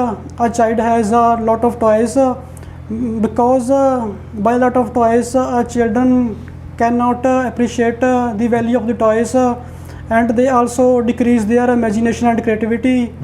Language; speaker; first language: English; non-native, learner; Punjabi